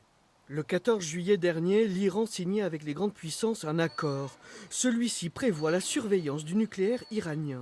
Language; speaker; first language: French; native; French